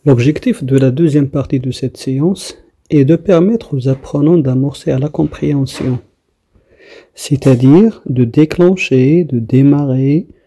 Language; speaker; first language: French; non-native, local second language; Arabic